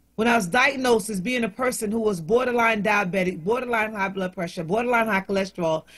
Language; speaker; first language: English; native; English